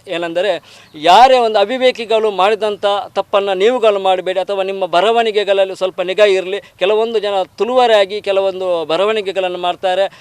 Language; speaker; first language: Kannada; non-native, local second language; Tulu